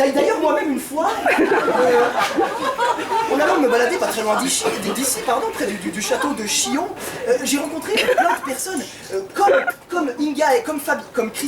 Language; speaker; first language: French; native; French